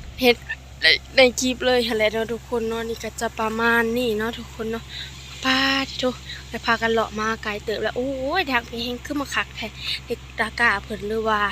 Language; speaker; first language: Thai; non-native, local second language; Lao